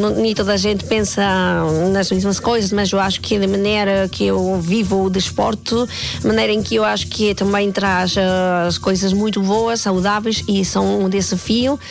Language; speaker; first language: Portuguese; non-native, fluent; Spanish